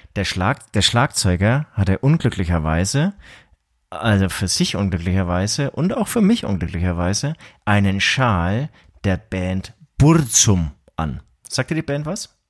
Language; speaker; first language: German; native; German